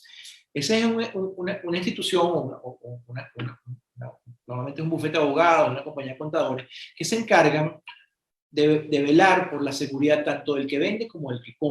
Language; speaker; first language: Spanish; native; Spanish